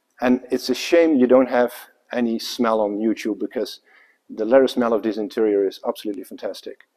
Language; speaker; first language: English; non-native, fluent; Dutch